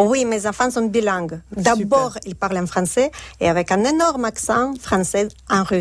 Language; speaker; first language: French; non-native, fluent; Russian